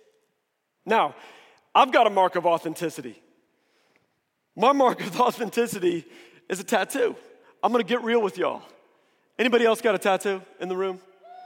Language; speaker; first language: English; native; English